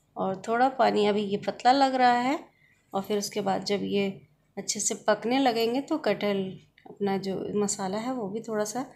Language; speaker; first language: Hindi; native; Hindi